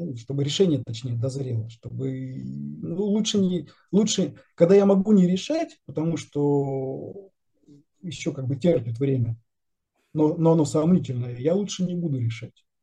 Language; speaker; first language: Russian; native; Russian